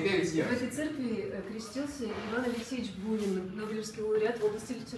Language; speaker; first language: Russian; native; Russian